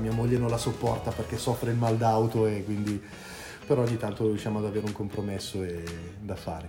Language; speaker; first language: Italian; native; Italian